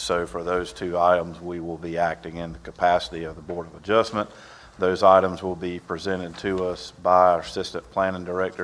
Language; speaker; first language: English; native; English